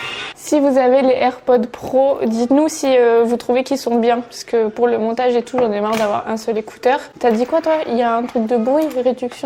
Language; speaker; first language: French; native; French